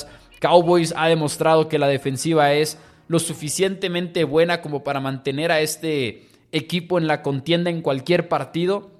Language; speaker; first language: Spanish; native; Spanish